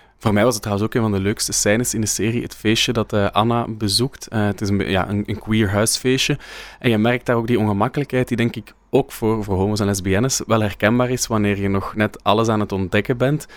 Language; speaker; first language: Dutch; native; Dutch